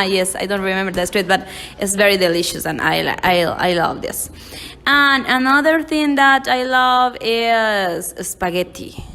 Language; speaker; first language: English; non-native, learner; Spanish